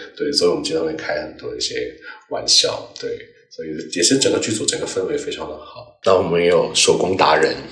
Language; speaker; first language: Chinese; non-native, local second language; Cantonese